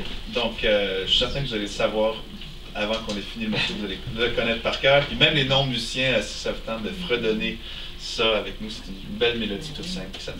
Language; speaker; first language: French; native; French